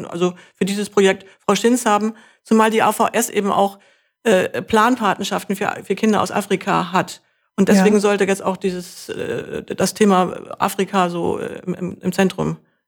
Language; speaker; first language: German; native; German